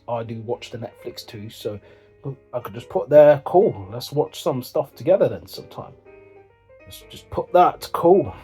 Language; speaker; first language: English; native; English